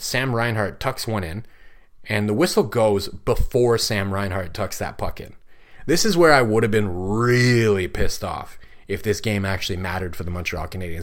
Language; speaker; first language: English; native; English